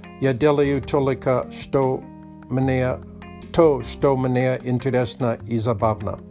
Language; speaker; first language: Russian; non-native, learner; Polish